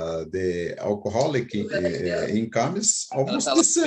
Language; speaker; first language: English; non-native, fluent; Portuguese